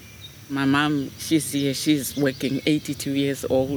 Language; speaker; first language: English; non-native, local second language; Shona